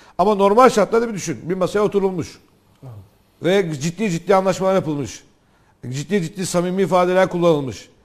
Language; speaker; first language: Turkish; native; Turkish